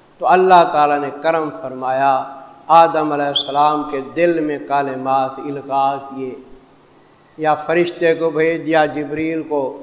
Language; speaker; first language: Urdu; non-native, local second language; Saraiki